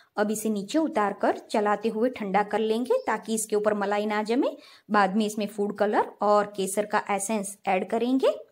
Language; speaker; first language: Hindi; non-native, local second language; Gujarati